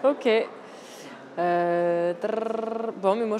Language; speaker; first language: French; native; French